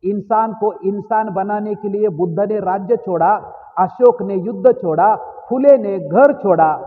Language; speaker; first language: Hindi; non-native, local second language; Marathi